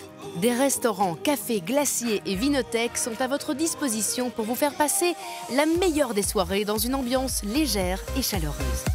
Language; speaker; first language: French; native; French